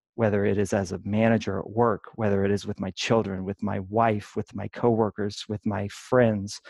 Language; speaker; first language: English; native; English